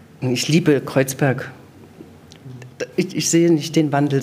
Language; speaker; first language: German; native; German